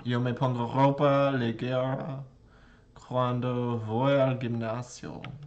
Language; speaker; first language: Spanish; non-native, learner; English